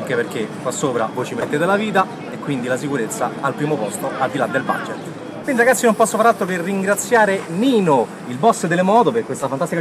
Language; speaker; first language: Italian; native; Italian